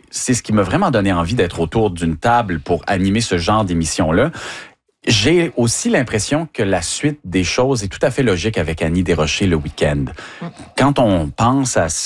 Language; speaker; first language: French; native; French